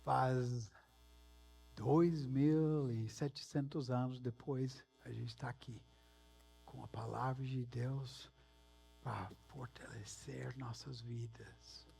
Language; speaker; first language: Portuguese; non-native, fluent; English